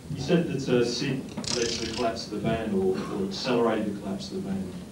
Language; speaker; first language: English; native; English